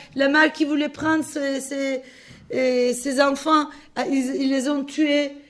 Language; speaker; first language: French; non-native, fluent; Turkish